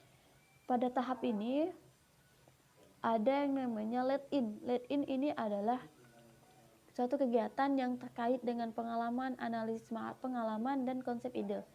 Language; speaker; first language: Indonesian; native; Indonesian